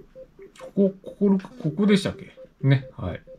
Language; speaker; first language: Japanese; native; Japanese